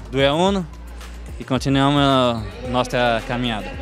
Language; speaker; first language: Italian; non-native, fluent; Portuguese